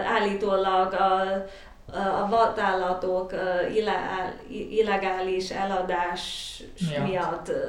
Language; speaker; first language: Hungarian; non-native, learner; Chinese